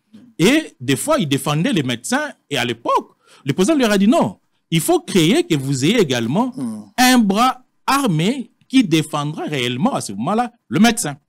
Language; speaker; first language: French; non-native, local second language; Lingala